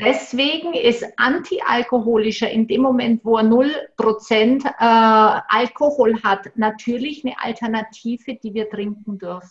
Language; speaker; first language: German; native; German